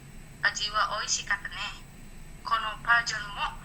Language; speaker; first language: Japanese; non-native, learner; Indonesian